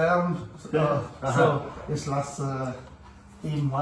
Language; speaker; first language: German; non-native, learner; Malagasy